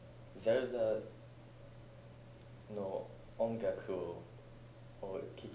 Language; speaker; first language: Japanese; non-native, learner; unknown